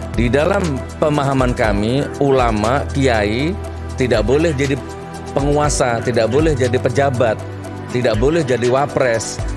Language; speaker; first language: Indonesian; non-native, local second language; Madurese